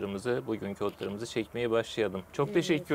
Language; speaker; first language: Turkish; native; Turkish